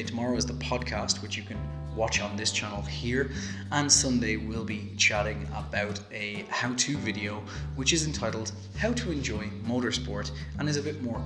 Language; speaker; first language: English; native; English